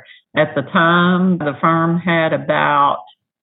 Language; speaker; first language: English; native; English